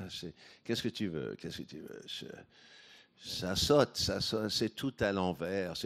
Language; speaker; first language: French; non-native, fluent; English